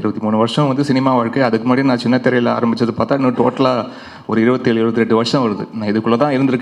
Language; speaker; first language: Tamil; native; Tamil